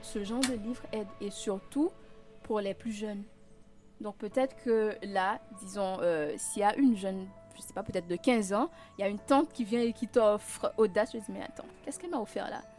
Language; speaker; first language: French; non-native, local second language; Haitian Creole